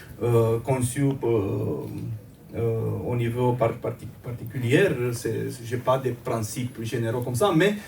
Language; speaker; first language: French; non-native, fluent; Romanian